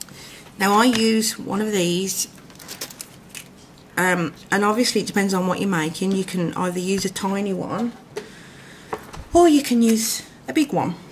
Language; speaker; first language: English; native; English